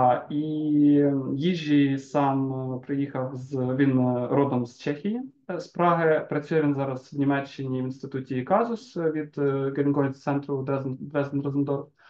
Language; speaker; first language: Ukrainian; native; Ukrainian